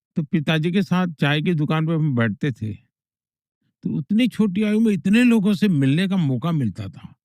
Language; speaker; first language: Hindi; non-native, local second language; Gujarati